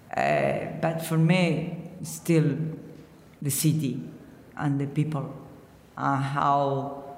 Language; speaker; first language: English; non-native, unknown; Catalan